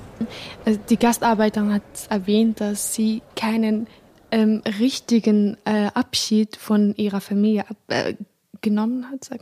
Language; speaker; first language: German; non-native, fluent; Arabic